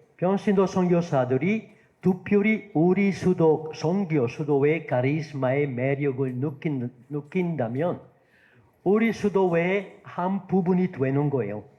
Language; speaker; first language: Korean; non-native, fluent; Italian